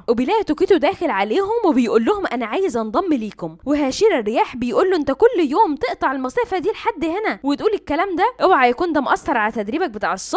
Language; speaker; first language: Arabic; native; Arabic